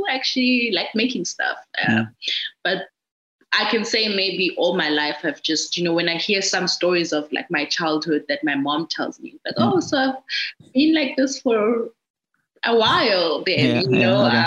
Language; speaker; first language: English; non-native, local second language; Xhosa